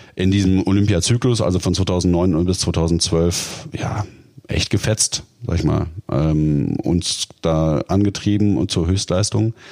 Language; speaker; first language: German; native; German